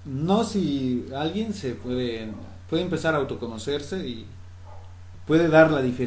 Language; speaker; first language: Spanish; native; Spanish